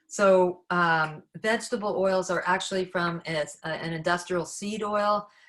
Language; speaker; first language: English; native; English